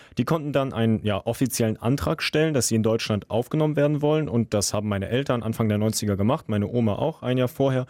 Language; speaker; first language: German; early bilingual, other home language; Russian